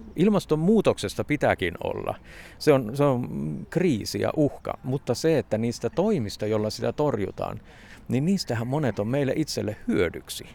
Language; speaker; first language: Finnish; native; Finnish